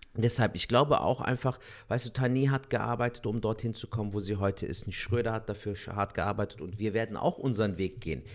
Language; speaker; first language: German; early bilingual, other home language; Turkish